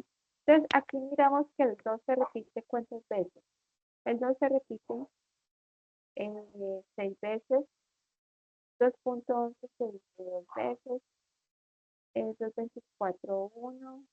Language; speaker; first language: Spanish; native; Spanish